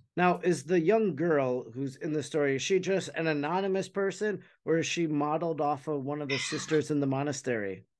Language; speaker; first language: English; native; English